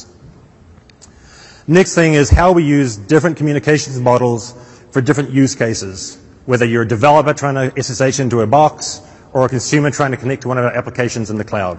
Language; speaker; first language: English; native; English